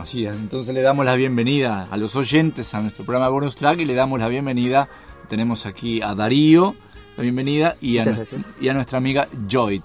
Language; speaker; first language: Spanish; native; Spanish